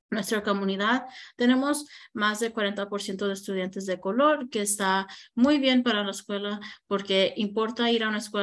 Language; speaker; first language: Spanish; early bilingual, heritage; Spanish